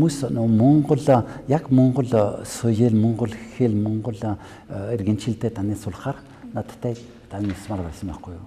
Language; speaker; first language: Mongolian; non-native, fluent; French